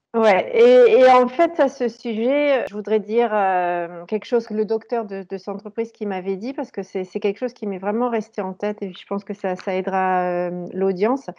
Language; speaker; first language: French; native; French